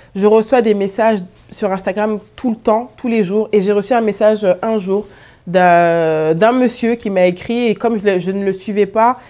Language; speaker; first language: French; native; French